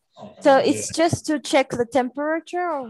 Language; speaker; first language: English; non-native, fluent; French